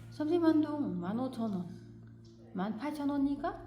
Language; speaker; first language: Korean; non-native, learner; Vietnamese